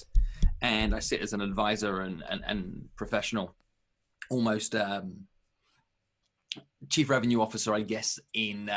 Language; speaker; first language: English; native; English